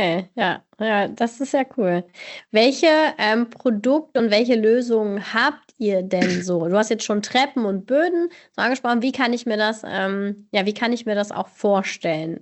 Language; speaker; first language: German; native; German